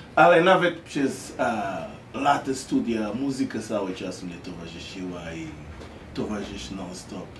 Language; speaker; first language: Polish; non-native, fluent; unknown